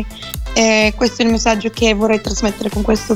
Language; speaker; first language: Italian; non-native, fluent; Bulgarian